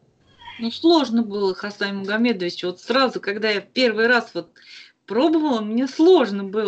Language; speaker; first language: Russian; native; Russian